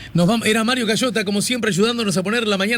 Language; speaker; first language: Spanish; native; Spanish